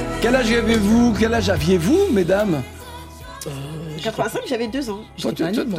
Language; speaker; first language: French; native; French